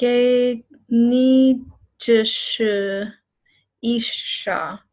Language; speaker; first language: Chinese; non-native, learner; English